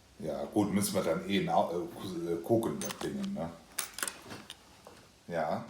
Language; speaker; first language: German; native; German